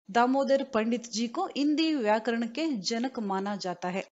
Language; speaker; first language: Hindi; non-native, local second language; Kannada